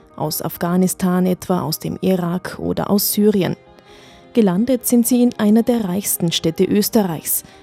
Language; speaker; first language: German; native; German